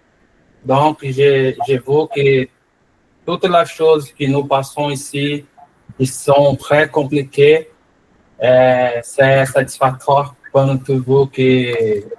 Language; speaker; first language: French; non-native, learner; Portuguese